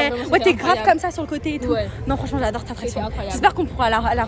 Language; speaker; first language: French; native; French